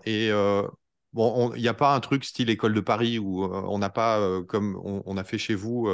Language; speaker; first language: French; native; French